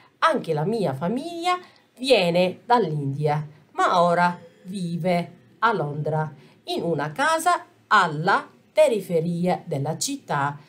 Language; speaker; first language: Italian; non-native, fluent; Arabic